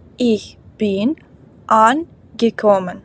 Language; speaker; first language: German; non-native, fluent; Ukrainian